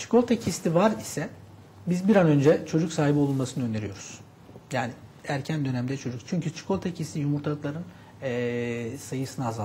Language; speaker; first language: Turkish; native; Turkish